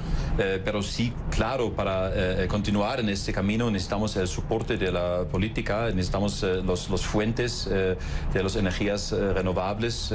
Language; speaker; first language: Spanish; non-native, fluent; German